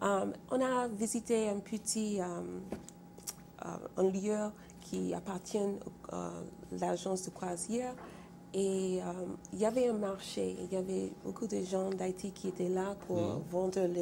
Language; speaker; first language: French; non-native, fluent; English